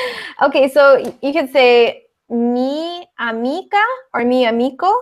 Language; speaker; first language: Spanish; non-native, fluent; English